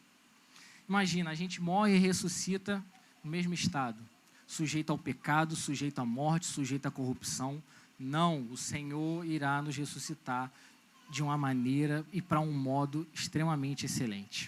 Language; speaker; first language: Portuguese; native; Portuguese